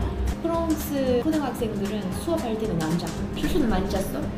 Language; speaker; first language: Korean; non-native, fluent; French